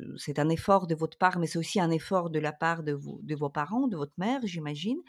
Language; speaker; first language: French; non-native, fluent; Ukrainian